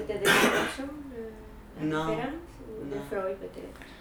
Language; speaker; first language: French; non-native, fluent; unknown